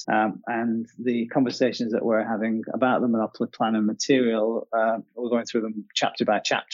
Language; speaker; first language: English; native; English